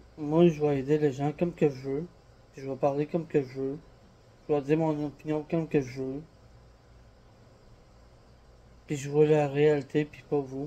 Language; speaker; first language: French; native; French